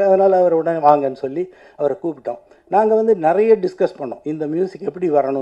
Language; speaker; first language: Tamil; native; Tamil